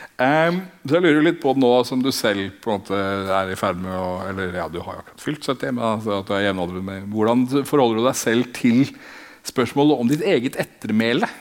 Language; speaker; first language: Norwegian; native; Norwegian